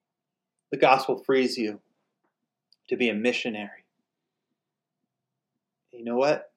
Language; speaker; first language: English; native; English